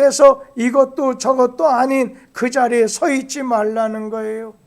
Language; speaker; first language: Korean; native; Korean